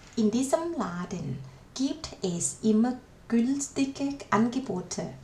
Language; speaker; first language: German; non-native, learner; Thai